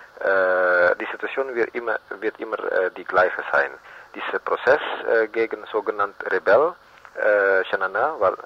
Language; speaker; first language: German; non-native, learner; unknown